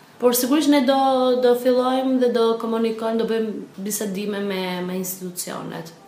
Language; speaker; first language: Albanian; non-native, local second language; Romany